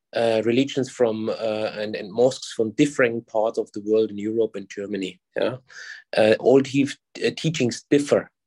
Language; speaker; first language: English; non-native, fluent; German